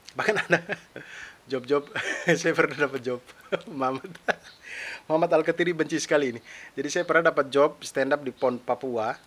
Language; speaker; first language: Indonesian; non-native, local second language; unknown